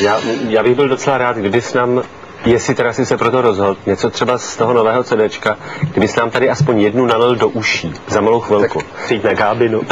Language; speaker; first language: Czech; native; Czech